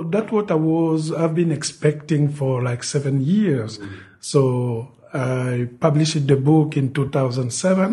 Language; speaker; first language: English; non-native, fluent; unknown